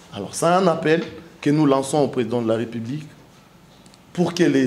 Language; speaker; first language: French; non-native, local second language; Swahili